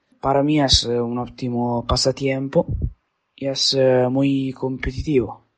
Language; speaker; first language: Spanish; non-native, learner; Italian